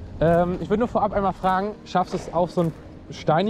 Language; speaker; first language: German; native; German